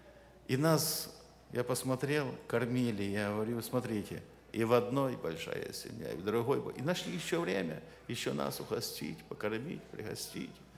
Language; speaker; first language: Russian; non-native, local second language; Ukrainian